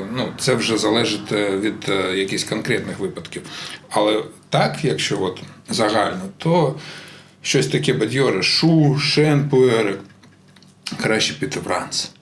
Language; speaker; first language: Ukrainian; non-native, local second language; Russian